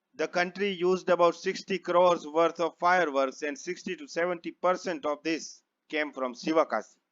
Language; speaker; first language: English; non-native, local second language; Gujarati